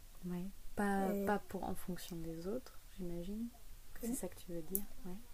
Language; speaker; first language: French; native; French